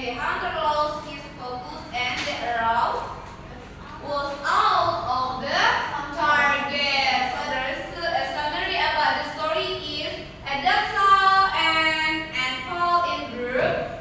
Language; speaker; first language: English; non-native, learner; Indonesian